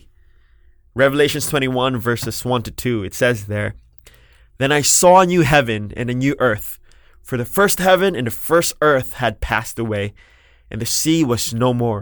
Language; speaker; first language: English; non-native, local second language; Filipino